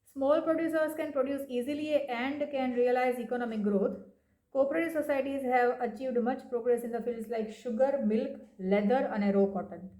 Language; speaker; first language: English; non-native, local second language; Gujarati